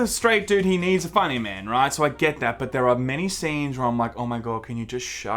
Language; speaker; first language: English; native; English